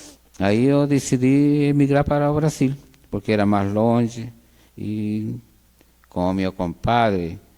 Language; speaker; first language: Portuguese; non-native, fluent; Spanish